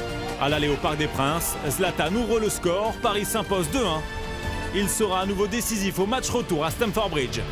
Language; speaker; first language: French; native; French